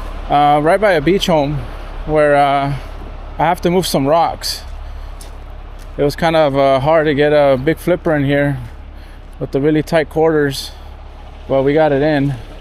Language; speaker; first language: English; early bilingual, other home language; Spanish